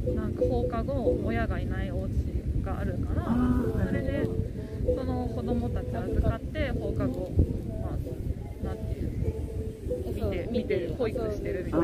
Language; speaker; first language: Japanese; native; Japanese